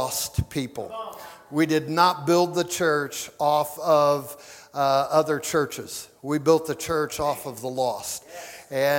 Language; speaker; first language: English; native; English